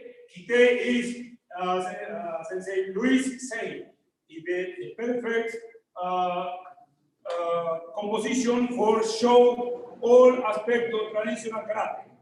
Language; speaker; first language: English; non-native, learner; Spanish